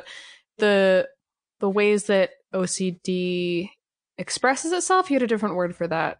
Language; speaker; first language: English; native; English